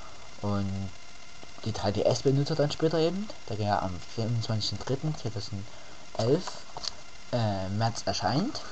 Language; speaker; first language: German; native; German